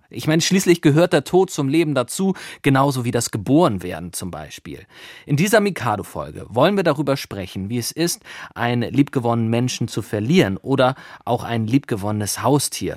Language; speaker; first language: German; native; German